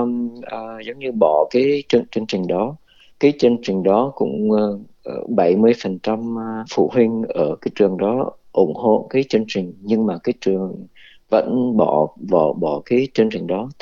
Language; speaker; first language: Vietnamese; early bilingual, heritage; Vietnamese